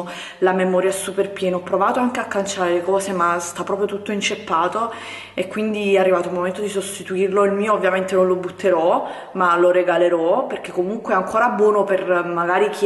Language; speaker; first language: Italian; native; Italian